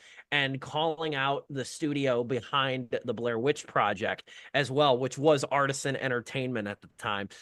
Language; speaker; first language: English; native; English